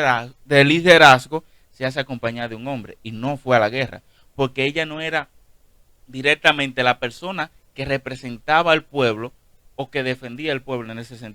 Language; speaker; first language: Spanish; native; Spanish